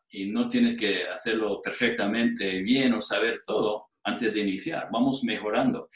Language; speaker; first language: Spanish; non-native, fluent; English